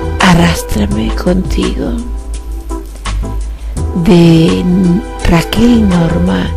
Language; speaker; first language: Spanish; native; Spanish